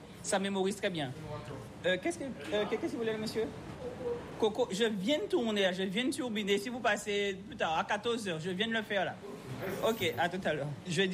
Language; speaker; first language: French; native; French